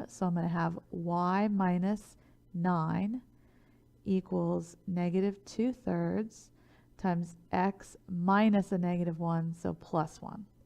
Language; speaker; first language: English; native; English